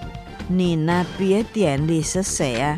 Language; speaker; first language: Chinese; non-native, fluent; Indonesian